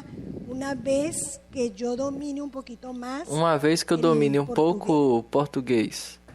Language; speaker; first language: Portuguese; non-native, learner; Spanish